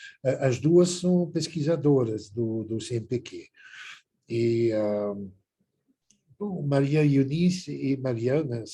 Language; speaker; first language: Portuguese; non-native, fluent; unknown